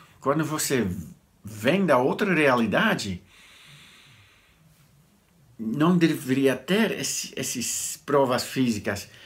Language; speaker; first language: Portuguese; non-native, learner; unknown